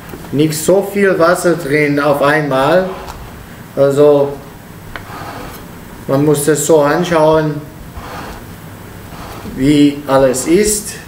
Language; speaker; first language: German; non-native, learner; Italian